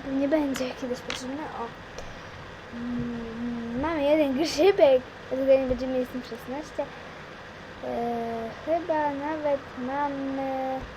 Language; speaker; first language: Polish; native; Polish